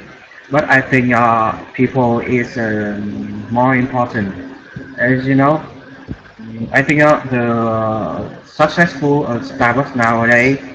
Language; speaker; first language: English; non-native, learner; Vietnamese